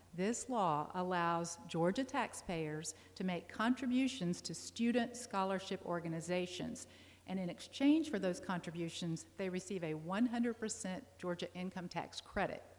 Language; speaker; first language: English; native; English